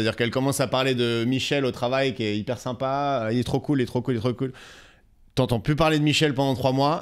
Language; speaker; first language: French; native; French